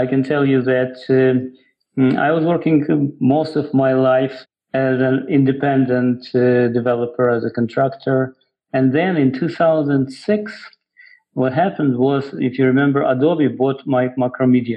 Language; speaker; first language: English; non-native, fluent; Ukrainian